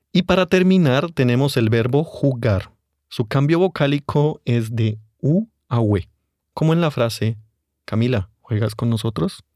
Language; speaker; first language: Spanish; native; Spanish